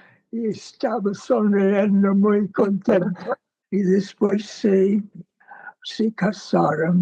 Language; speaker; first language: Spanish; non-native, fluent; English